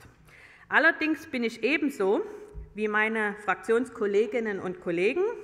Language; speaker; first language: German; native; German